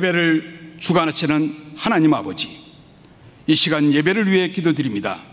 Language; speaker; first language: Korean; native; Korean